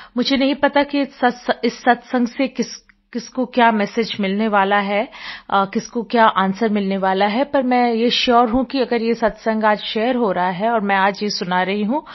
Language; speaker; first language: Hindi; non-native, local second language; Bangla